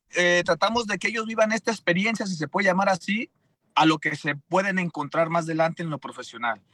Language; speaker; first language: Spanish; native; Spanish